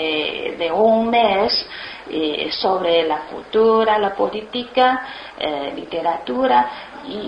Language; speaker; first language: Spanish; non-native, learner; Chinese